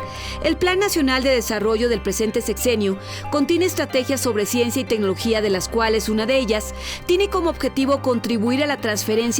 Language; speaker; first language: Spanish; native; Spanish